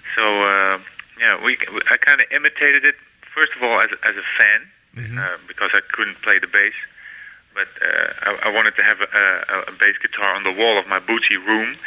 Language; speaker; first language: English; non-native, fluent; Dutch